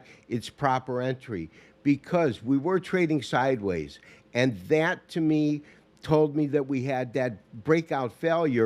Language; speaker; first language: English; native; English